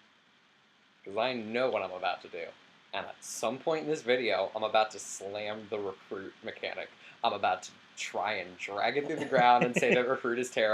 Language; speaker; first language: English; native; English